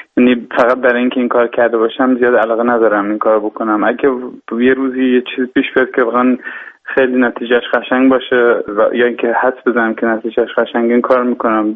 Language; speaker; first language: Persian; early bilingual, heritage; Persian